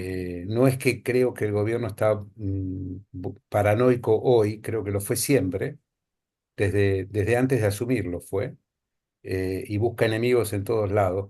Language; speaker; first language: Spanish; native; Spanish